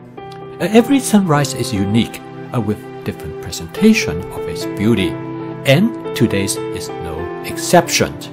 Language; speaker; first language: English; non-native, fluent; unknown